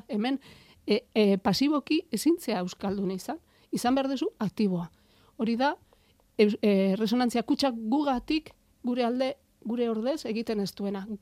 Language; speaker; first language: Basque; native; Basque